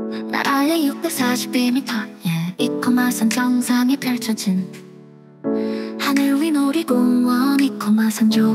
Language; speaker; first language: Korean; non-native, learner; Japanese